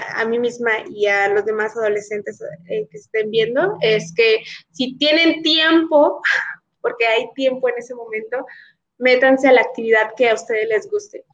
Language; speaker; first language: Spanish; native; Spanish